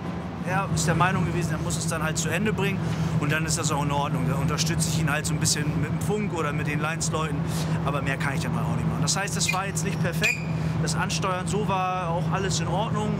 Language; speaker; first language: German; native; German